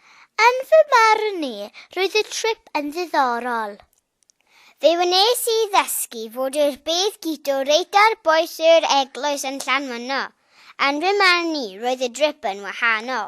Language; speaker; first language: Welsh; non-native, local second language; English